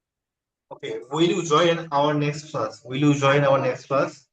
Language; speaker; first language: English; non-native, learner; Bangla